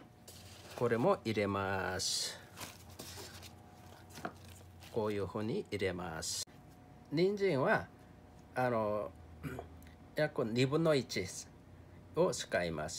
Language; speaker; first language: Japanese; non-native, fluent; Korean